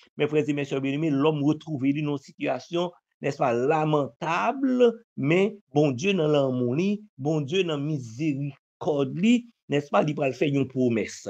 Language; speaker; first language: French; non-native, local second language; Haitian Creole